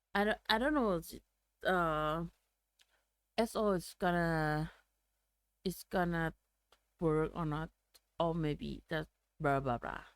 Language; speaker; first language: English; non-native, learner; Thai